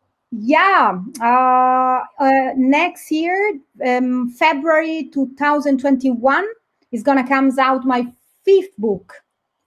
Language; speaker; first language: English; non-native, fluent; Italian